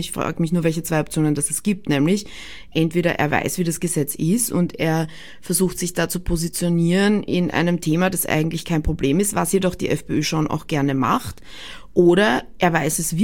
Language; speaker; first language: German; native; German